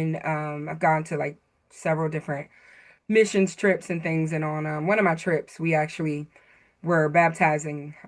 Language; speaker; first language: English; native; English